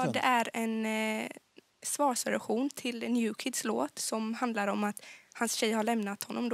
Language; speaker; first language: Swedish; native; Swedish